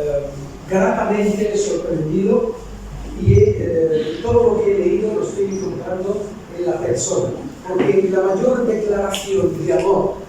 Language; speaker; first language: Spanish; non-native, fluent; Arabic